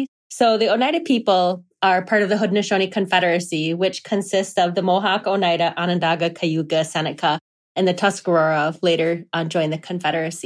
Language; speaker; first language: English; native; English